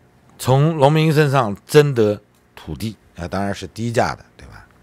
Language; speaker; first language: Chinese; native; Chinese